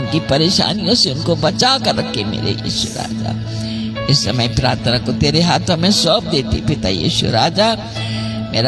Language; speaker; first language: Hindi; native; Hindi